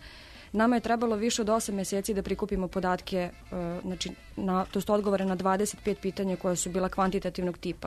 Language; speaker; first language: Serbian; native; Serbian